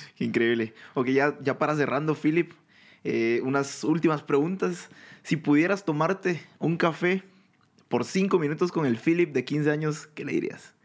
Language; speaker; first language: Spanish; native; Spanish